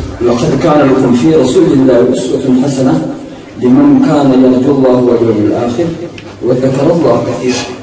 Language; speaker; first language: Urdu; non-native, local second language; Pashto